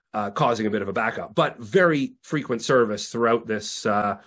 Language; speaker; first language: English; native; English